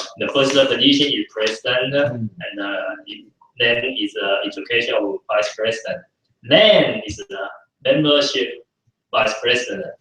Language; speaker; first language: English; non-native, fluent; Chinese